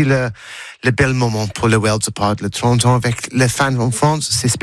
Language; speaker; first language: French; non-native, learner; English